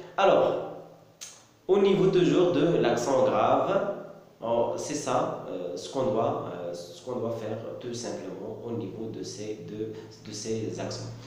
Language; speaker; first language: French; non-native, local second language; Arabic